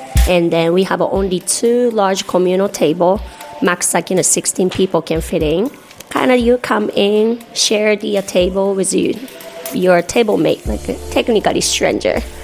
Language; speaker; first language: English; non-native, fluent; Japanese